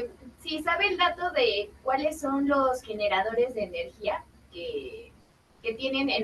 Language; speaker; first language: Spanish; native; Spanish